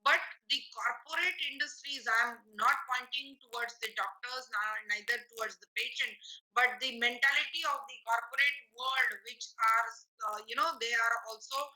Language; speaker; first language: English; non-native, local second language; Marathi